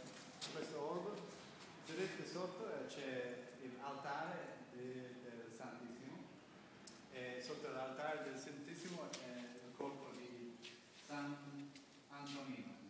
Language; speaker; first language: Italian; non-native, learner; English